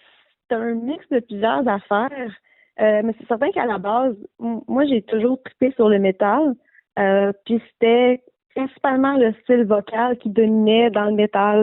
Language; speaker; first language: French; native; French